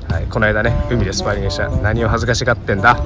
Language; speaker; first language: Japanese; native; Japanese